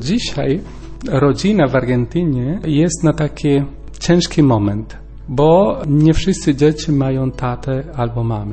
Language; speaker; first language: Polish; non-native, learner; Spanish